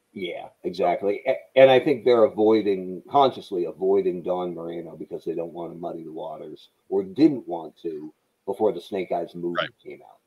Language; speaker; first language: English; native; English